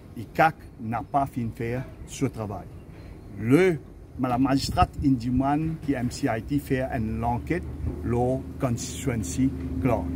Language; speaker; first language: French; non-native, local second language; Morisyen